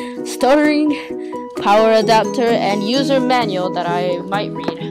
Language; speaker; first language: English; native; English